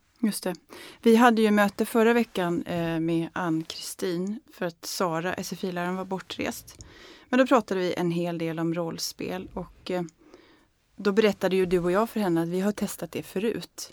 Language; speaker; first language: Swedish; native; Swedish